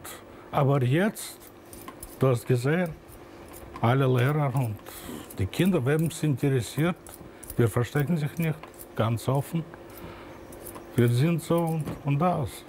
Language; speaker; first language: German; non-native, fluent; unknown